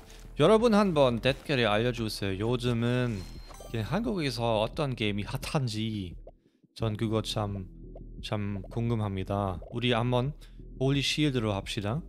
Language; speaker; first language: Korean; non-native, fluent; German